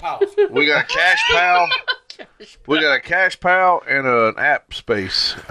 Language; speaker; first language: English; native; English